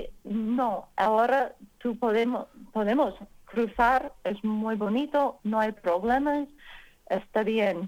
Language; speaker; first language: Spanish; non-native, learner; English